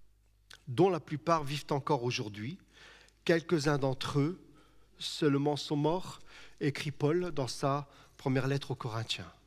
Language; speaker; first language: French; native; French